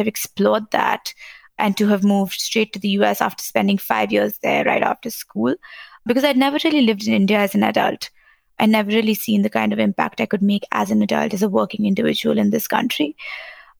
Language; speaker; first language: English; non-native, local second language; Hindi